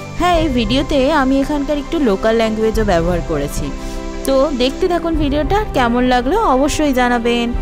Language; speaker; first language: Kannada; non-native, learner; Bangla